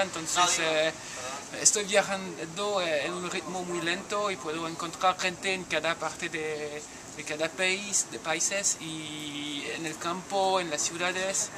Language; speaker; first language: Spanish; non-native, fluent; French